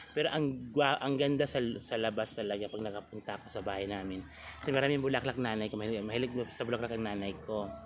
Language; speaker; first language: Filipino; non-native, local second language; Cebuano